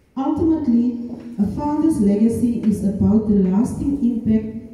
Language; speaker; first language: English; non-native, local second language; Afrikaans